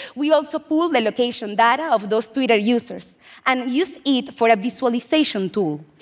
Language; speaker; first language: English; non-native, fluent; Spanish